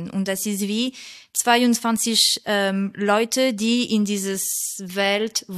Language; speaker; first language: German; non-native, fluent; French